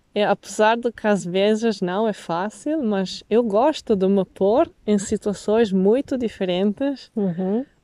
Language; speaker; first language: Portuguese; non-native, fluent; Italian